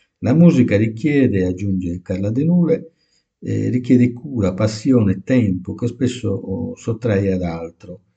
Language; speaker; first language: Italian; native; Italian